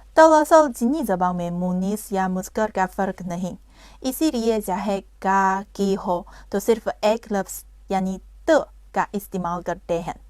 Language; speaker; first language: Urdu; non-native, fluent; Chinese